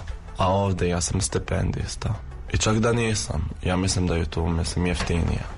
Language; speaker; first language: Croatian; non-native, fluent; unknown